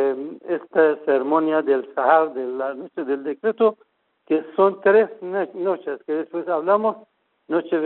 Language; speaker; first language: Spanish; non-native, fluent; Persian